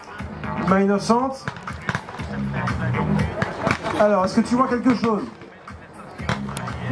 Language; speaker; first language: French; native; French